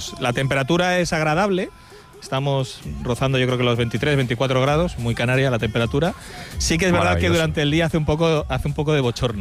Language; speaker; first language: Spanish; native; Spanish